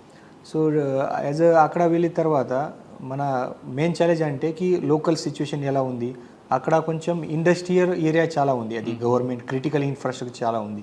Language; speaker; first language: Telugu; non-native, fluent; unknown